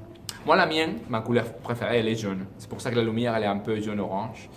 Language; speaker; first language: French; non-native, fluent; Spanish